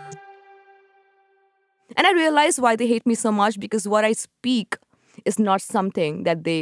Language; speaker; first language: English; non-native, local second language; Urdu